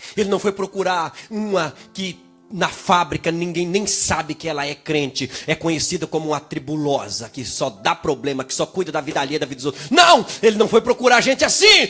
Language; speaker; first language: Portuguese; native; Portuguese